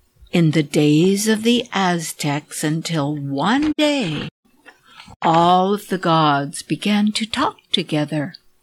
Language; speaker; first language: English; native; English